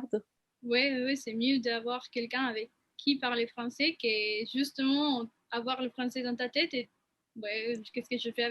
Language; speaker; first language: French; non-native, fluent; Spanish